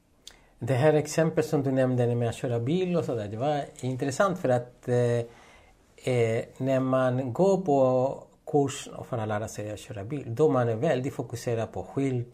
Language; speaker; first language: Swedish; non-native, fluent; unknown